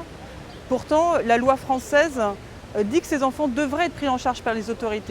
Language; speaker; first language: French; native; French